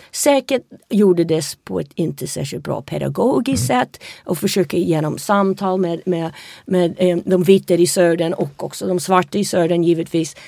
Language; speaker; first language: Swedish; non-native, fluent; English